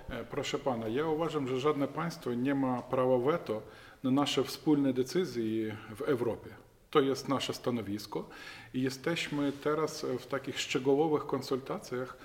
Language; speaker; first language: Polish; non-native, fluent; Ukrainian